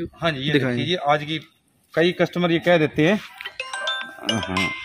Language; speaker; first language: Hindi; native; Hindi